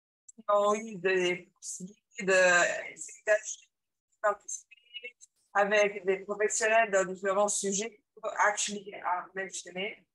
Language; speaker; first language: French; non-native, learner; English